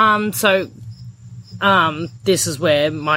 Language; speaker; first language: English; native; English